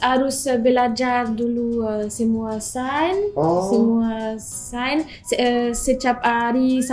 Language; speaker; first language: Indonesian; non-native, learner; French